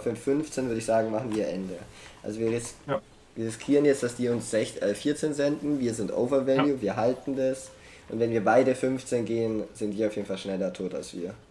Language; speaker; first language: German; native; German